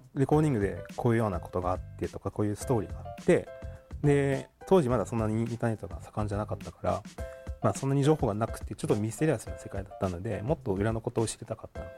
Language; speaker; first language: Japanese; non-native, fluent; French